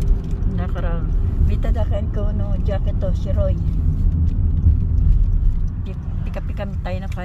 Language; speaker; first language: Japanese; non-native, learner; Filipino